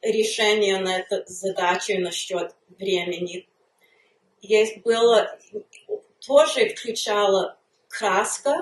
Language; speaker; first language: Russian; early bilingual, heritage; Russian